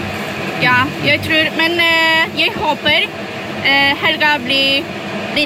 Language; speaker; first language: Norwegian; non-native, learner; Polish